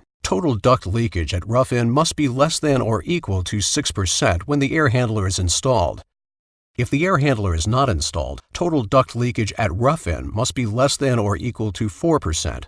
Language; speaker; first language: English; native; English